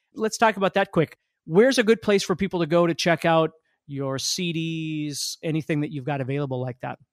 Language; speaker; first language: English; native; English